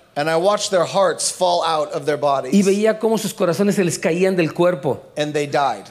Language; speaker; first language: English; native; English